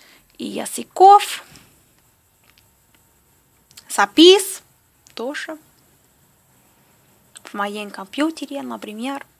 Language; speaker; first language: Russian; non-native, learner; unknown